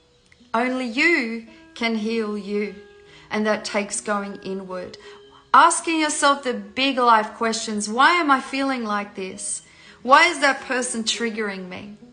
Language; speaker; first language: English; native; English